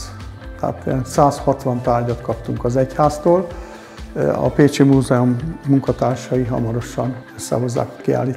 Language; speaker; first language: Hungarian; native; Hungarian